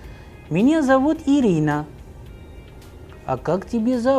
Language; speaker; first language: Russian; non-native, fluent; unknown